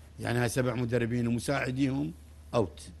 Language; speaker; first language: Arabic; native; Arabic